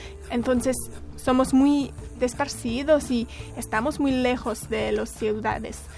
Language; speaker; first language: Spanish; non-native, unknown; French